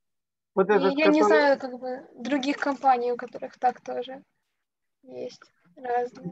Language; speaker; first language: Russian; native; Russian